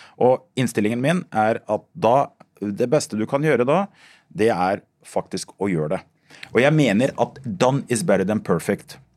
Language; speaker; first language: Norwegian; early bilingual, other home language; Arabic